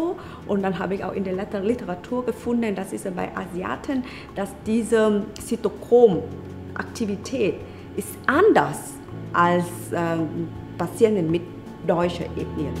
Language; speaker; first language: German; non-native, fluent; Vietnamese